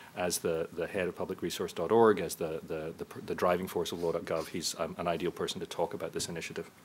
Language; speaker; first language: English; native; English